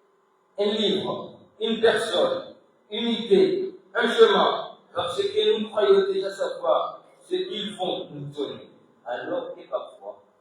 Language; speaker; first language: French; non-native, local second language; Comorian